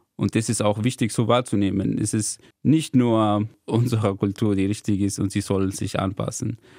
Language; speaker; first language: German; non-native, fluent; Arabic